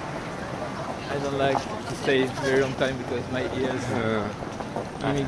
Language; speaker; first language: English; non-native, learner; French